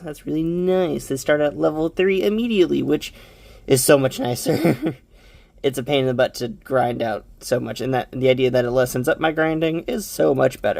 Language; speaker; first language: English; native; English